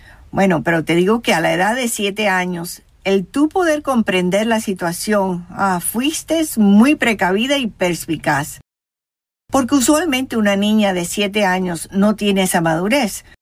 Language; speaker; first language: Spanish; early bilingual, heritage; Spanish